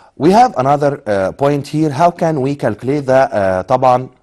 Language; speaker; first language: English; non-native, fluent; Arabic